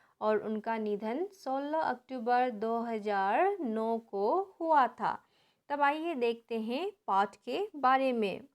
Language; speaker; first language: Hindi; non-native, local second language; Nepali